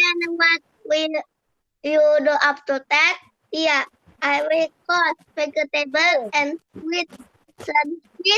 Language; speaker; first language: English; non-native, learner; Indonesian